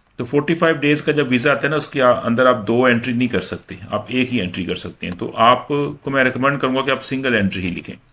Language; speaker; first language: Urdu; non-native, local second language; Punjabi